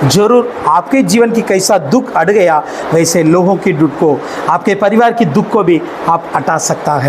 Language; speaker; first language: Hindi; non-native, local second language; Tamil